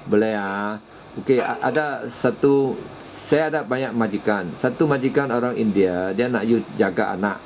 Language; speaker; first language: Malay; non-native, local second language; Chinese